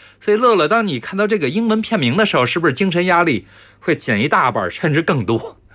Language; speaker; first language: Chinese; native; Chinese